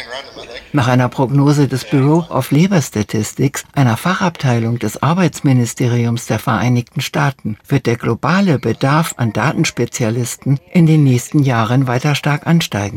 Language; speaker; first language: German; native; German